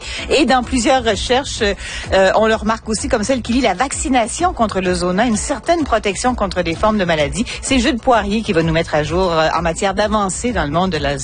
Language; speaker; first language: French; native; French